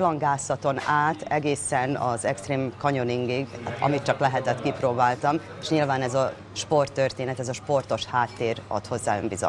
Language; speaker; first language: Hungarian; native; Hungarian